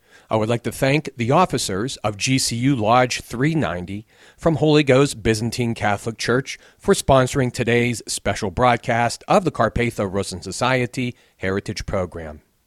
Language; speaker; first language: English; native; English